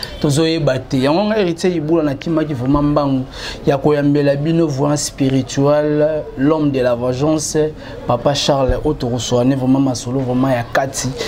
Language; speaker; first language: Lingala; native; Lingala